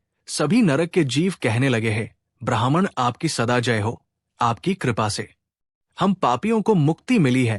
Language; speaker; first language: Hindi; native; Hindi